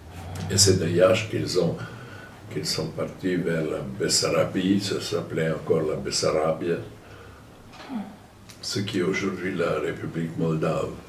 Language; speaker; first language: French; non-native, fluent; German